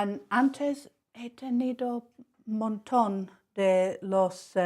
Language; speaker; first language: Spanish; non-native, learner; English